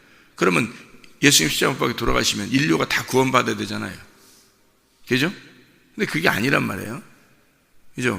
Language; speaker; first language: Korean; native; Korean